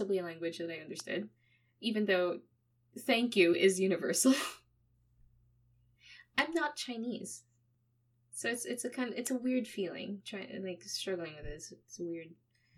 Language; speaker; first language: English; non-native, local second language; Filipino